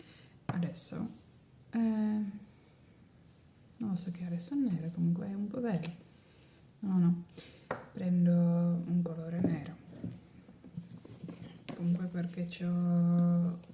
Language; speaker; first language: Italian; non-native, learner; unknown